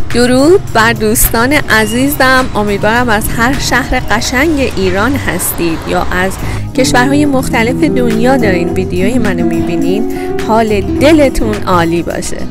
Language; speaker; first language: Persian; native; Persian